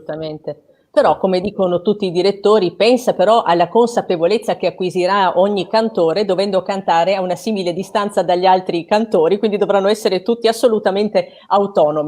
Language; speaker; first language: Italian; native; Italian